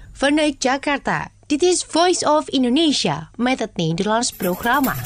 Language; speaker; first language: Dutch; non-native, fluent; Indonesian